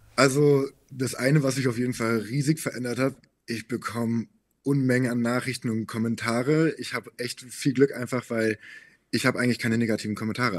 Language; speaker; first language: German; native; German